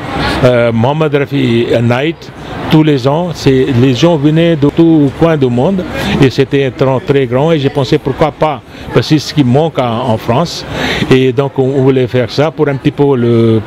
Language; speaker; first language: French; non-native, fluent; Punjabi